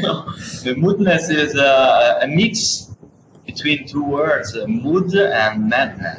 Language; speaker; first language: English; non-native, learner; Italian